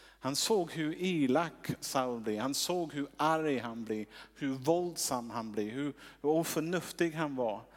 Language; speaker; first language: Swedish; non-native, fluent; English